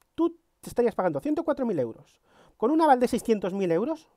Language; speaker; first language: Spanish; native; Spanish